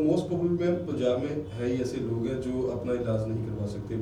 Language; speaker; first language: Hindi; non-native, local second language; Punjabi